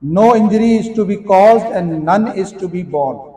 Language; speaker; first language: English; non-native, local second language; Urdu